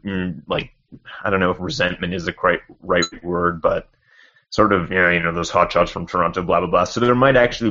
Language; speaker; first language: English; native; English